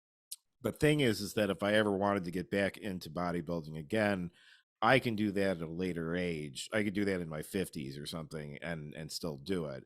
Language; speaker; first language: English; native; English